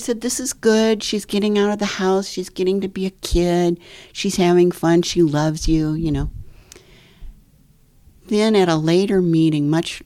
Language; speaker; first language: English; native; English